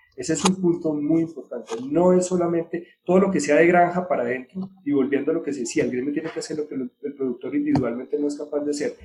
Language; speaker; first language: Spanish; native; Spanish